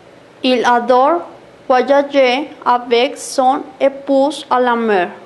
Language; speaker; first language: French; non-native, learner; Spanish